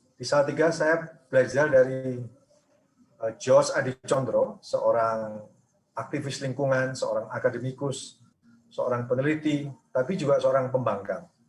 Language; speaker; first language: Indonesian; native; Indonesian